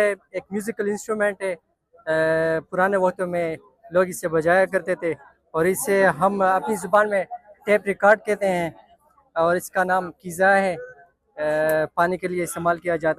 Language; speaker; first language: Hindi; non-native, local second language; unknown